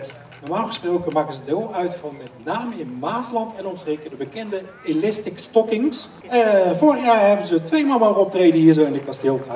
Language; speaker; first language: Dutch; native; Dutch